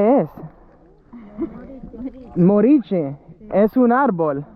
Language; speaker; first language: Spanish; early bilingual, heritage; English